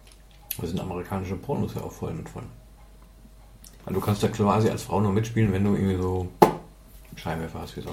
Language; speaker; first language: German; native; German